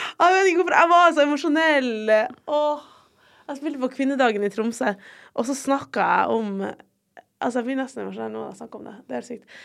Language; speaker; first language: Norwegian; native; Norwegian